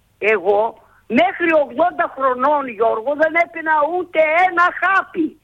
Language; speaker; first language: Greek; native; Greek